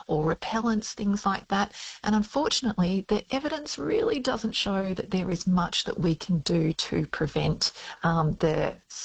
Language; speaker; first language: English; native; English